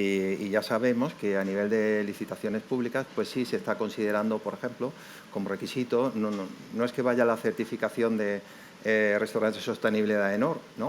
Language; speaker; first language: Spanish; native; Spanish